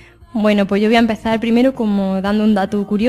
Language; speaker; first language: Spanish; native; Spanish